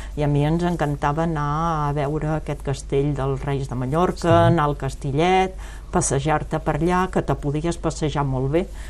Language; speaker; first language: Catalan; non-native, local second language; French